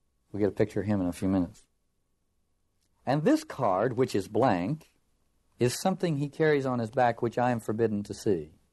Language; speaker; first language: English; native; English